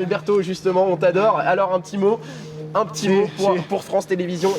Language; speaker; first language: French; native; French